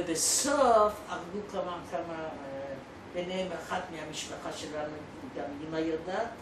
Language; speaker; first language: Hebrew; non-native, fluent; Polish